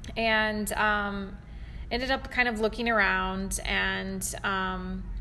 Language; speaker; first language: English; native; English